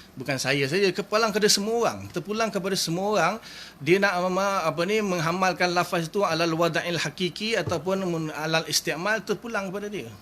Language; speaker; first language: Malay; native; Malay